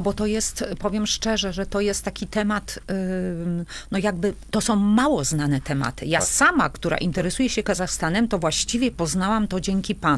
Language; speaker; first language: Polish; native; Polish